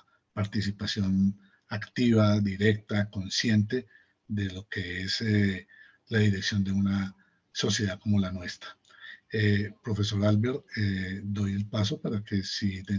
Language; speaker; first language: Spanish; native; Spanish